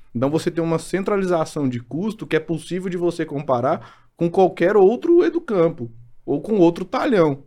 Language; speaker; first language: Portuguese; native; Portuguese